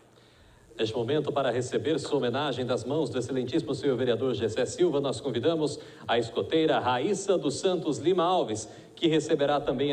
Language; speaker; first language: Portuguese; native; Portuguese